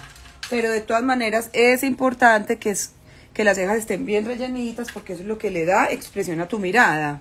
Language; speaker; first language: Spanish; native; Spanish